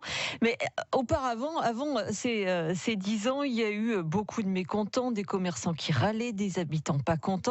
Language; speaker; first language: French; native; French